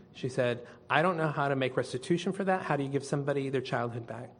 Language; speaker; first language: English; native; English